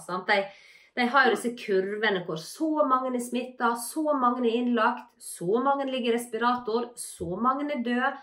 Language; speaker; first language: Norwegian; native; Norwegian